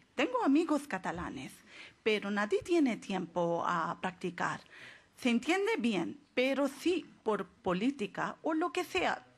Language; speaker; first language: Spanish; non-native, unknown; Urdu